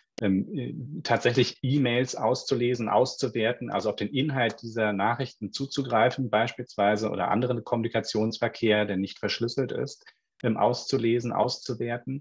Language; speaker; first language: German; native; German